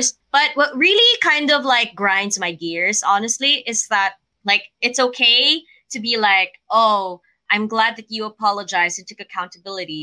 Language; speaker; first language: English; non-native, local second language; Filipino